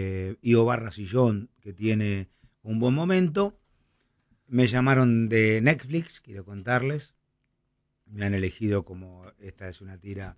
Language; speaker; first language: Spanish; native; Spanish